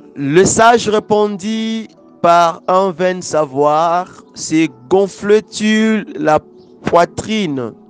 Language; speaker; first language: French; non-native, local second language; Lingala